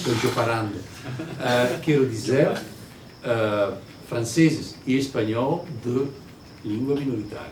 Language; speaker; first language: Portuguese; non-native, learner; Italian